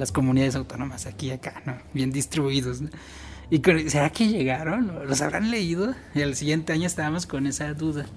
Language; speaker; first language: Spanish; non-native, local second language; Tzotzil